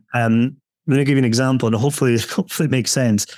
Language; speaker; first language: English; native; English